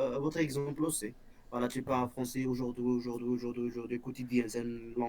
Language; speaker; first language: French; non-native, local second language; Berber languages